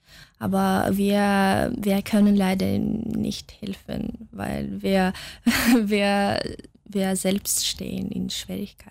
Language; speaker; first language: German; non-native, fluent; Russian